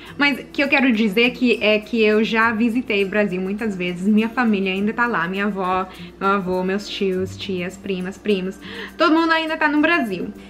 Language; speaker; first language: Portuguese; early bilingual, heritage; Portuguese